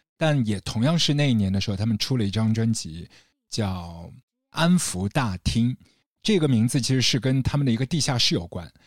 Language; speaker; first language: Chinese; native; Chinese